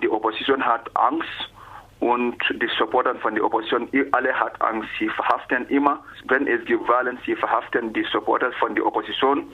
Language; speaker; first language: German; non-native, learner; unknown